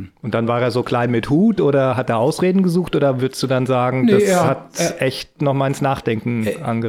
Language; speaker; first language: German; native; German